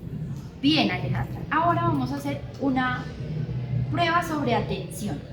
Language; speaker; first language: Spanish; native; Spanish